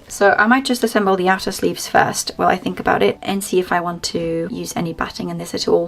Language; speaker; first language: English; native; English